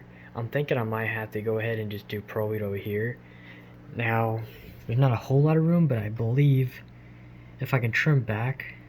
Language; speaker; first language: English; native; English